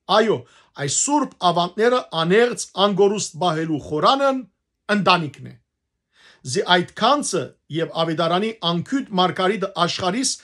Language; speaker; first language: Armenian; native; Armenian